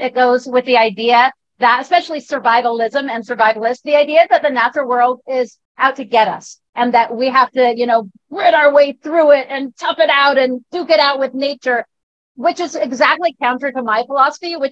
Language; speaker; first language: English; native; English